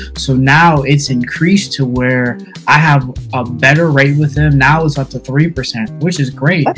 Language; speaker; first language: English; native; English